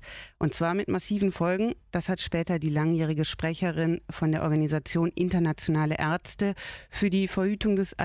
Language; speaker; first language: German; native; German